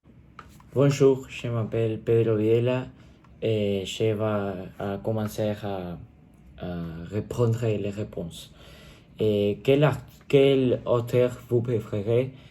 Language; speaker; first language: French; non-native, learner; Spanish